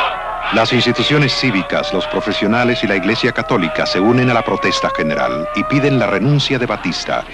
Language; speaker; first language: Spanish; native; Spanish